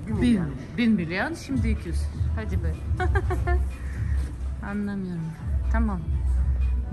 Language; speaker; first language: Turkish; non-native, learner; Russian